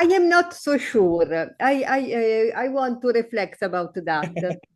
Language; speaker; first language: English; non-native, learner; Italian